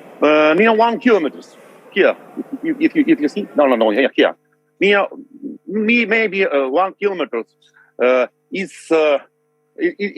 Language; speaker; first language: English; non-native, learner; Russian